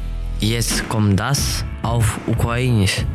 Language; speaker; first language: German; non-native, learner; Ukrainian